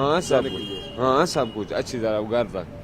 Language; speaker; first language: Hindi; non-native, local second language; Kashmiri